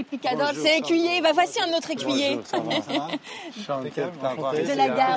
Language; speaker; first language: French; native; French